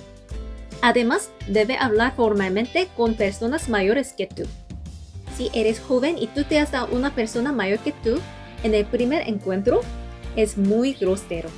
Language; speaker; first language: Spanish; non-native, fluent; Korean